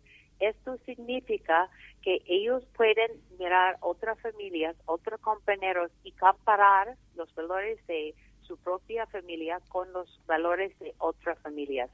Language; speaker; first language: Spanish; non-native, fluent; English